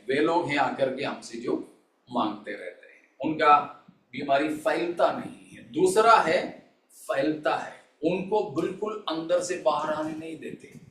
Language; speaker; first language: Hindi; non-native, local second language; Malayalam